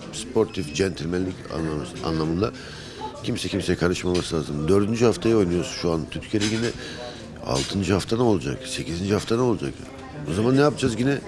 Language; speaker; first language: Turkish; early bilingual, heritage; Turkish